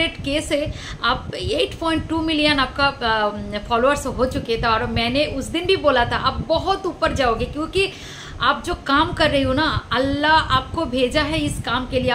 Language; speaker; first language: Hindi; non-native, local second language; Bangla